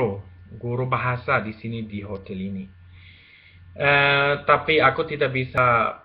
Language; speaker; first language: Indonesian; non-native, learner; Spanish